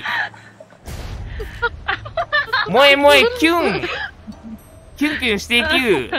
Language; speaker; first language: Japanese; native; Japanese